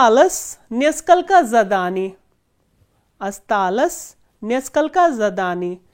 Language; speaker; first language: Russian; non-native, fluent; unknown